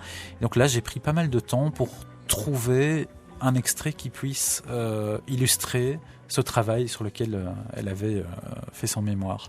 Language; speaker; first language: French; native; French